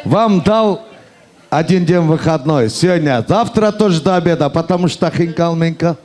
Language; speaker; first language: Russian; non-native, local second language; Turkish